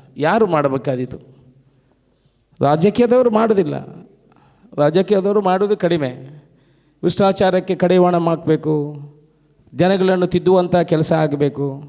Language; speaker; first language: Kannada; non-native, local second language; Tulu